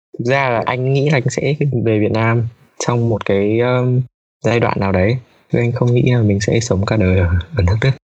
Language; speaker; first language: Vietnamese; native; Vietnamese